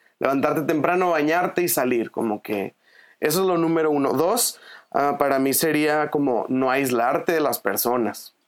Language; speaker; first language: Spanish; native; Spanish